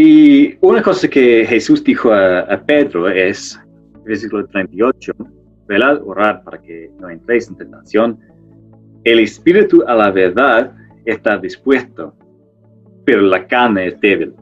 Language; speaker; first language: Spanish; non-native, fluent; English